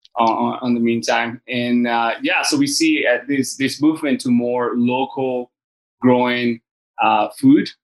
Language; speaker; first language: English; early bilingual, other home language; Spanish